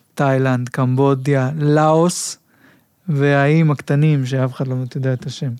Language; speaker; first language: Hebrew; native; Hebrew